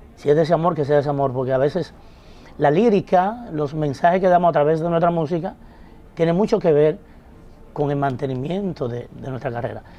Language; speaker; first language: Spanish; native; Spanish